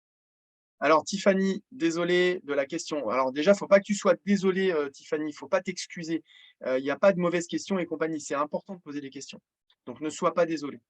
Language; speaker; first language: French; native; French